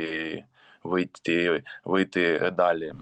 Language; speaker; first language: Ukrainian; non-native, local second language; Russian